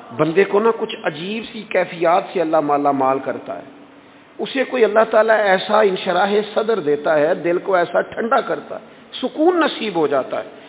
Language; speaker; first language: Urdu; non-native, local second language; Punjabi